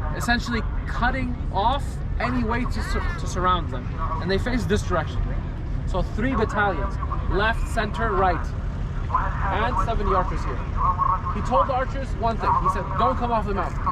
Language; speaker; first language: English; native; English